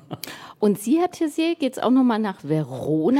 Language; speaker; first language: German; native; German